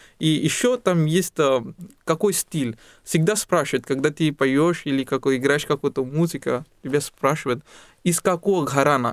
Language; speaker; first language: Russian; non-native, fluent; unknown